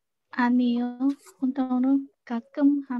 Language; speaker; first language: Korean; non-native, learner; Burmese